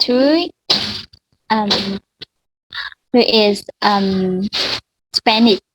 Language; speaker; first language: English; non-native, learner; Vietnamese